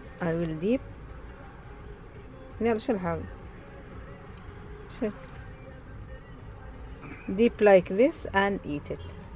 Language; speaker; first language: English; non-native, learner; Arabic